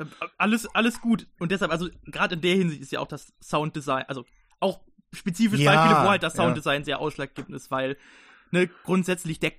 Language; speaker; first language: German; native; German